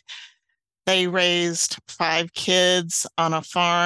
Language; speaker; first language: English; native; English